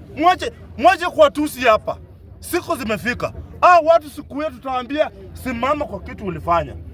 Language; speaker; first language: Swahili; native; Swahili